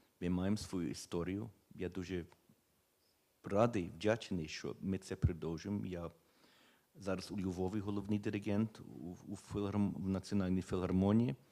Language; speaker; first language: Ukrainian; early bilingual, heritage; Ukrainian